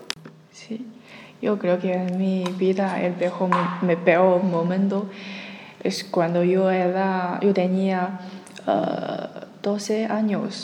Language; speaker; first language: Spanish; non-native, learner; Chinese